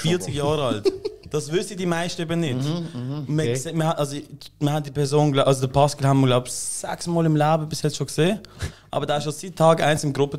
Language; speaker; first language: German; native; German